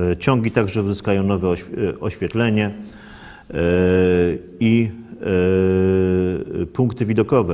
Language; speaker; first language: Polish; native; Polish